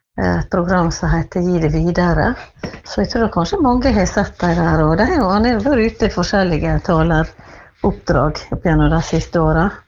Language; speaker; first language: Norwegian; native; Norwegian